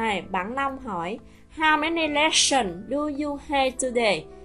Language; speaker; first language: English; non-native, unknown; Vietnamese